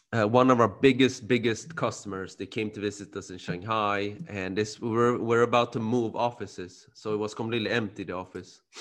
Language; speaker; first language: English; early bilingual, other home language; Khmer